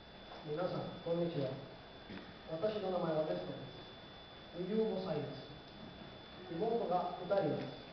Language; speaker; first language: Japanese; non-native, learner; Spanish